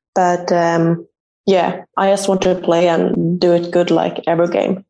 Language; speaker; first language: English; non-native, fluent; Swedish